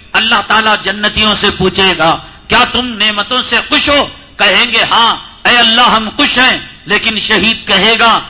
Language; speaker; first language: Urdu; native; Urdu